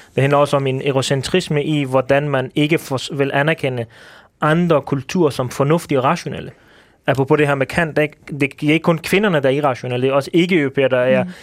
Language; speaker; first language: Danish; early bilingual, other home language; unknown